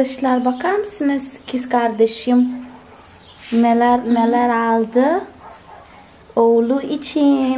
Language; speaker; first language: Turkish; non-native, fluent; Portuguese